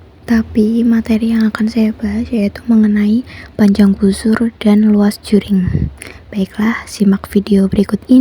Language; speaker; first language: Indonesian; native; Indonesian